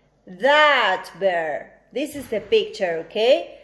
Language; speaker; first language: English; non-native, fluent; Spanish